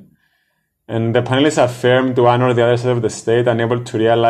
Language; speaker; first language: English; non-native, fluent; Greek